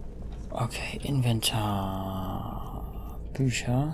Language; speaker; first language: German; native; German